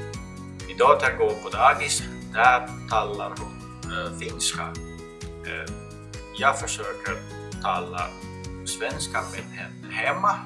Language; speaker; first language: Swedish; non-native, learner; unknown